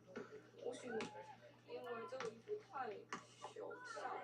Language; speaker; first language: Chinese; non-native, learner; Korean